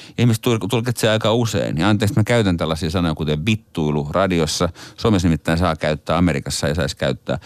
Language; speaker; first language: Finnish; native; Finnish